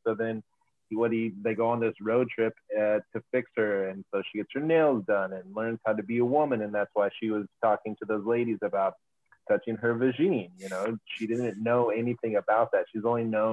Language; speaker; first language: English; native; English